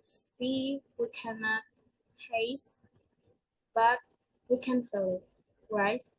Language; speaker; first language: English; non-native, learner; Indonesian